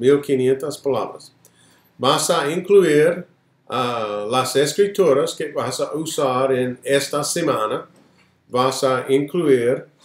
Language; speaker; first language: Spanish; non-native, fluent; English